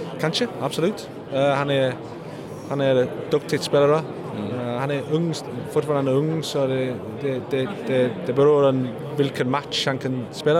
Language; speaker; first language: Swedish; non-native, learner; English